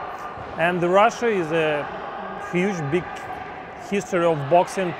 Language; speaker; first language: English; non-native, learner; Russian